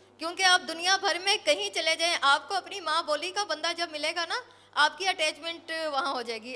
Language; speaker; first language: Urdu; non-native, local second language; Saraiki